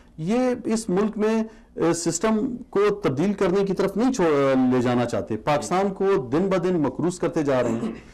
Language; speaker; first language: Urdu; non-native, local second language; Pashto